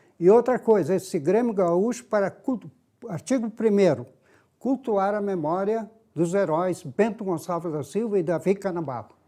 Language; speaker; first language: Portuguese; native; Portuguese